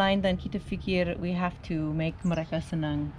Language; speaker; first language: Indonesian; non-native, learner; English